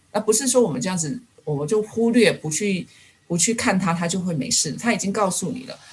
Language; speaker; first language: Chinese; native; Chinese